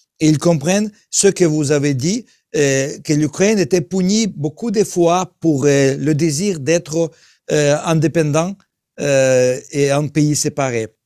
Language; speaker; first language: French; non-native, learner; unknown